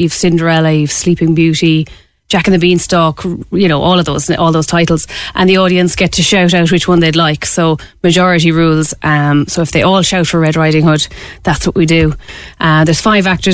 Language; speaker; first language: English; native; English